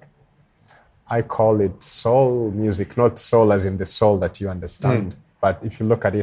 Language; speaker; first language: English; non-native, local second language; Luo (Kenya and Tanzania)